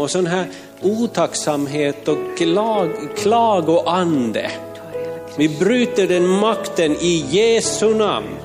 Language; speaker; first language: Swedish; non-native, fluent; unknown